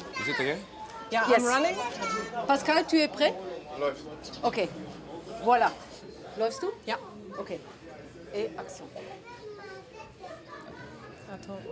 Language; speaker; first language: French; non-native, learner; German